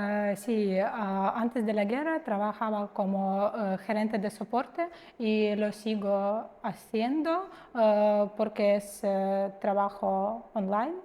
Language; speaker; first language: Spanish; non-native, fluent; Russian